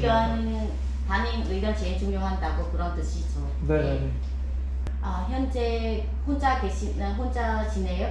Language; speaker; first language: Korean; non-native, fluent; Vietnamese